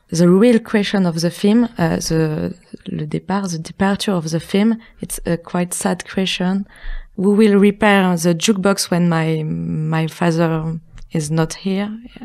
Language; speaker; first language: English; non-native, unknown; French